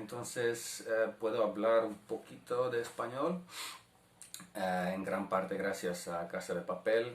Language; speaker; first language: Spanish; non-native, learner; Croatian